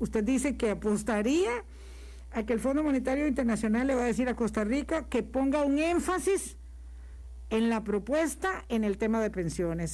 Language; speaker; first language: Spanish; native; Spanish